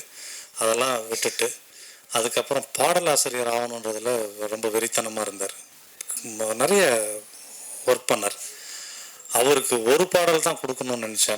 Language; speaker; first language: Tamil; native; Tamil